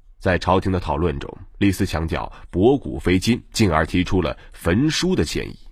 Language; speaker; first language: Chinese; native; Chinese